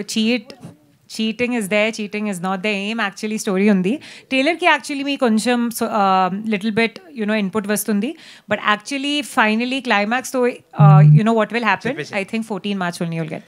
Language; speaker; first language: Telugu; non-native, learner; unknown